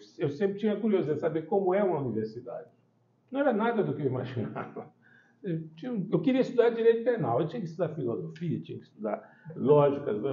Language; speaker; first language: Portuguese; early bilingual, heritage; Portuguese